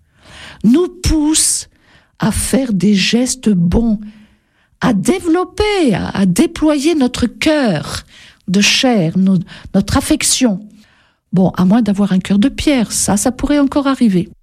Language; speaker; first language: French; native; French